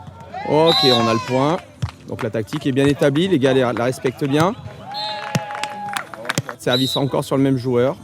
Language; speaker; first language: French; native; French